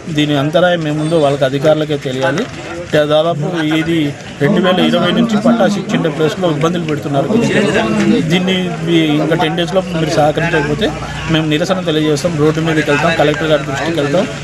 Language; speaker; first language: Telugu; non-native, local second language; Lambadi